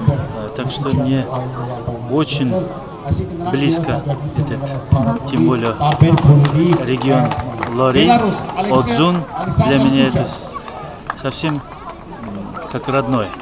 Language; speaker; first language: Russian; non-native, local second language; Kazakh